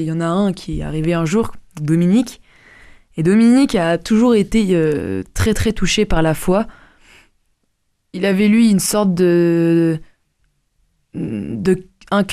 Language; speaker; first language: French; native; French